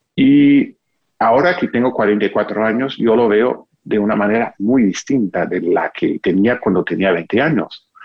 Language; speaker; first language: Spanish; non-native, fluent; English